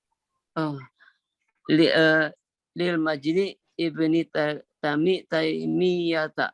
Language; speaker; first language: Arabic; non-native, learner; Indonesian